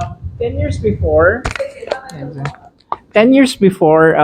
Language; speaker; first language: English; non-native, fluent; Chinese